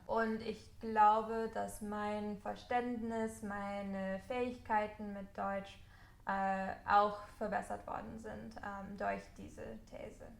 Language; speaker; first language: German; non-native, fluent; English